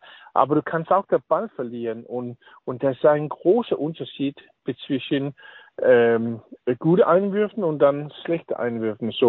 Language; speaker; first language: German; non-native, learner; Danish